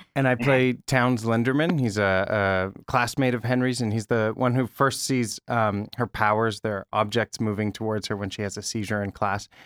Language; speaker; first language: English; native; English